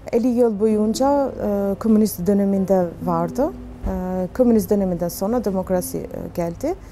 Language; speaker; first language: Turkish; non-native, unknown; Albanian